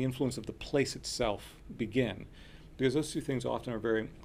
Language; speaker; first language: English; early bilingual, other home language; Spanish